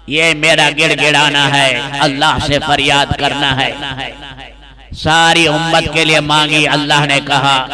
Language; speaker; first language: Urdu; non-native, local second language; Saraiki